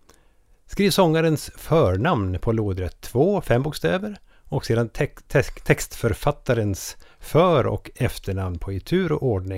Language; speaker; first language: Swedish; native; Swedish